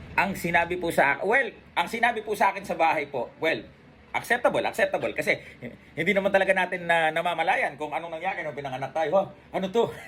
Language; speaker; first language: Filipino; native; Filipino